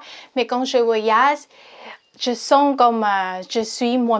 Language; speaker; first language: French; non-native, learner; Thai